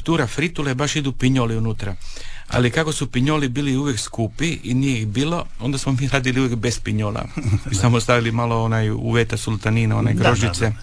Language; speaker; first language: Serbian; native; Serbian